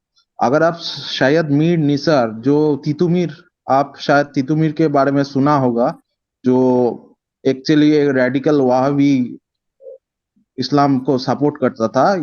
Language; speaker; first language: Hindi; non-native, local second language; Bangla